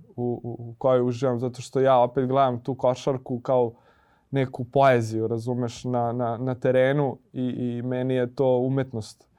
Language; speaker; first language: Serbian; native; Serbian